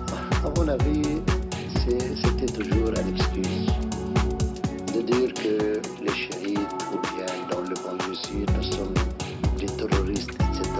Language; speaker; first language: French; non-native, local second language; Arabic